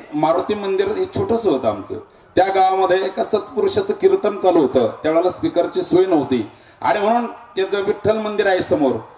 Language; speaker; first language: Marathi; native; Marathi